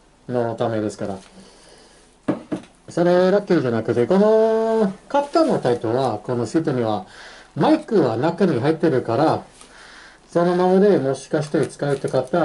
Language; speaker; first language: Japanese; non-native, fluent; English